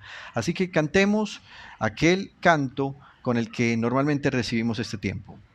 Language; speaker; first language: Spanish; native; Spanish